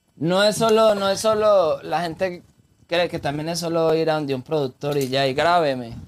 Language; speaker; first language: Spanish; native; Spanish